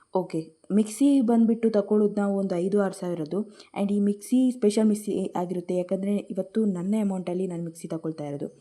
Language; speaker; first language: Kannada; non-native, local second language; Marathi